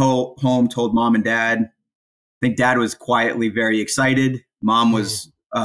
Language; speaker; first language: English; native; English